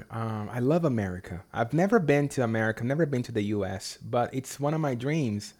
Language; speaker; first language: English; non-native, fluent; Portuguese